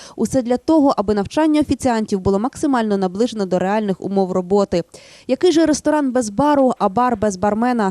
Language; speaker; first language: Ukrainian; native; Ukrainian